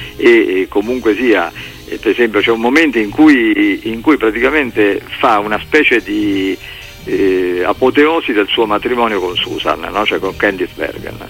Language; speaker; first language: Italian; native; Italian